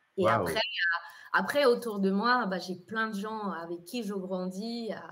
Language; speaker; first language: French; non-native, fluent; Spanish